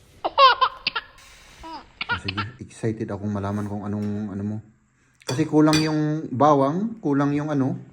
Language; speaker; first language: Filipino; native; Filipino